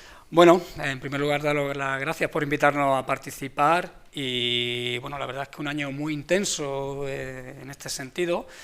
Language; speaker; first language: Spanish; native; Spanish